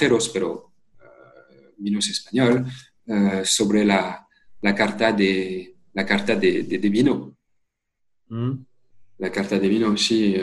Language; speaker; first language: Spanish; non-native, fluent; French